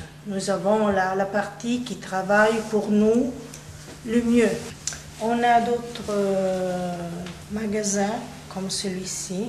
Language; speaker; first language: French; non-native, local second language; Italian